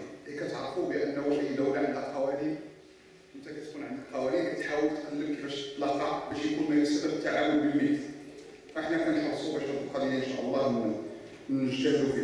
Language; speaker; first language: Arabic; native; Arabic